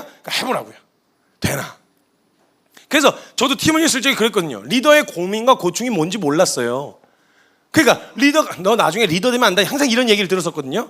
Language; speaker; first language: Korean; native; Korean